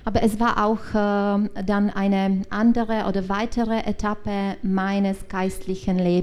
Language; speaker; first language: German; non-native, learner; Czech